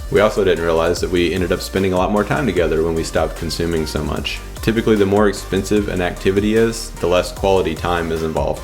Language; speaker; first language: English; native; English